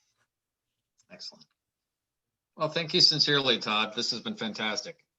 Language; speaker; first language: English; native; English